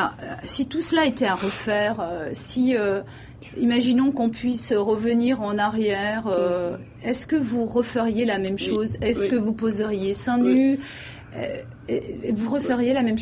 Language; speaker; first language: French; native; French